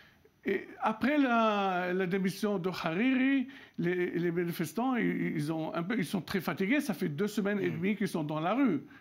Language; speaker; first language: French; non-native, local second language; Arabic